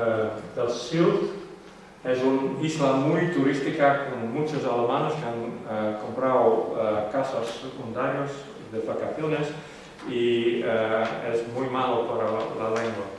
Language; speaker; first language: Spanish; non-native, learner; Western Frisian